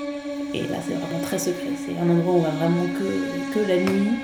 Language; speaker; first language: French; native; French